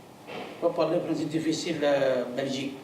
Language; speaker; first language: French; non-native, learner; Arabic